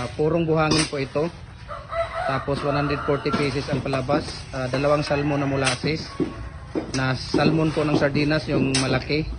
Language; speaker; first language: Filipino; non-native, local second language; Cebuano